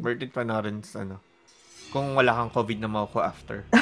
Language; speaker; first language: Filipino; early bilingual, other home language; Japanese